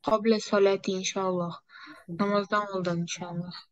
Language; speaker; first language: Arabic; non-native, learner; Uzbek